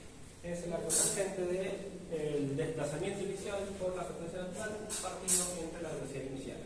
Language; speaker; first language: Spanish; native; Spanish